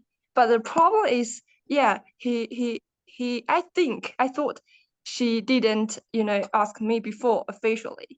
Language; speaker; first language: English; non-native, learner; Chinese